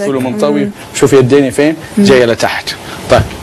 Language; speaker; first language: Arabic; native; Arabic